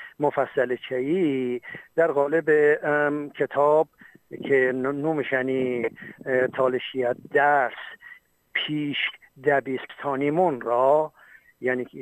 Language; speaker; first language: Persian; non-native, local second language; Talysh